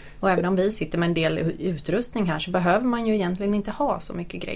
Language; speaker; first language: Swedish; native; Swedish